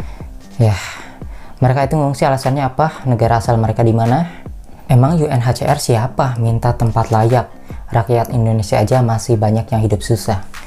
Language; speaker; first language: Indonesian; native; Indonesian